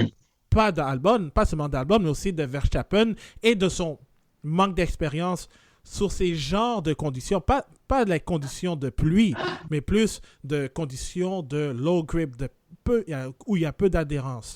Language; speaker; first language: French; native; French